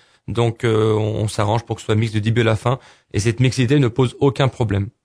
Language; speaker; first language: French; native; French